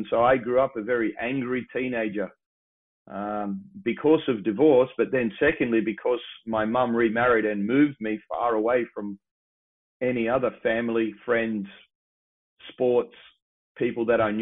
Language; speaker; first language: English; native; English